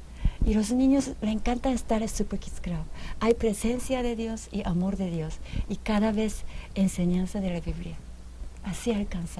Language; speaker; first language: Spanish; non-native, fluent; Japanese